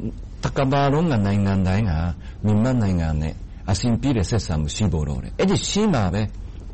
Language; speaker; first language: Burmese; non-native, fluent; Japanese